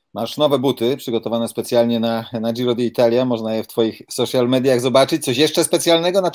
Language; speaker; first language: Polish; native; Polish